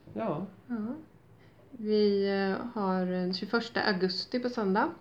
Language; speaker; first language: Swedish; native; Swedish